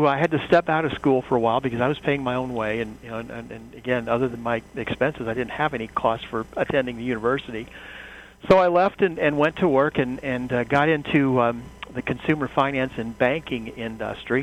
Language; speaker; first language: English; native; English